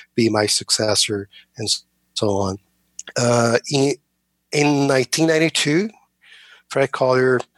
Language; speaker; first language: English; non-native, fluent; Portuguese